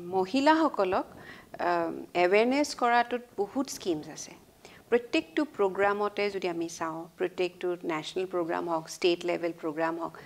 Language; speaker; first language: Assamese; native; Assamese